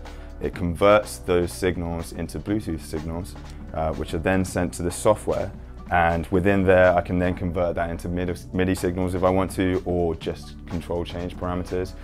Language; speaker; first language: English; native; English